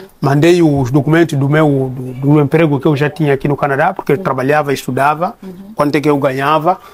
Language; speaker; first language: Portuguese; native; Portuguese